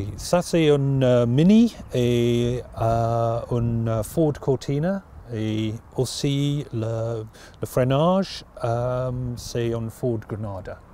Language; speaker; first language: French; non-native, learner; English